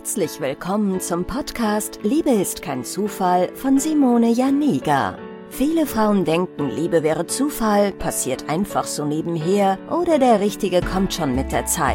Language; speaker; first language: German; native; German